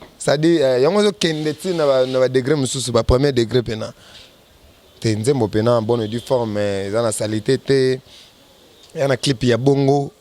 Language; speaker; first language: Lingala; native; Lingala